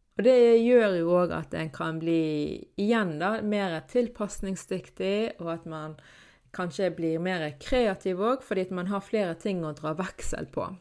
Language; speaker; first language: Norwegian; early bilingual, other home language; Arabic